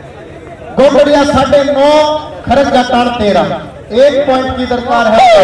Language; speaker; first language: Hindi; native; Hindi